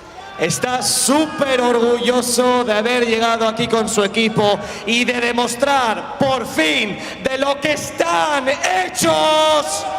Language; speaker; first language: Spanish; non-native, fluent; English